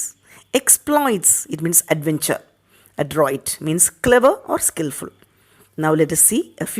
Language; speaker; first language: English; non-native, local second language; Tamil